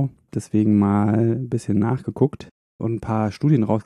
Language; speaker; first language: German; native; German